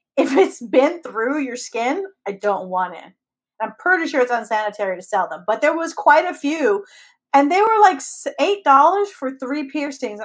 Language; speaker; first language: English; native; English